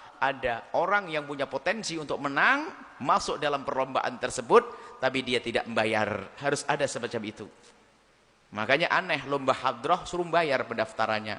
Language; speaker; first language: Indonesian; non-native, local second language; Javanese